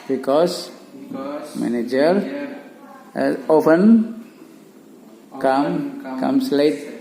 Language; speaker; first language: English; non-native, learner; Indonesian